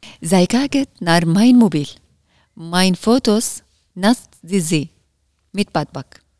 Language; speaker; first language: Dutch; non-native, learner; Arabic